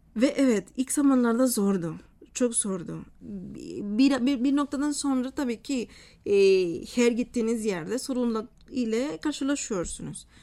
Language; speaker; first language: Turkish; non-native, fluent; Spanish